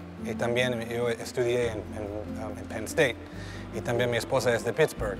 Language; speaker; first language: Spanish; early bilingual, heritage; English